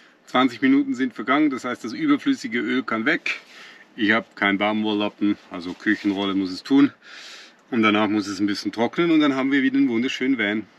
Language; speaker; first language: German; native; German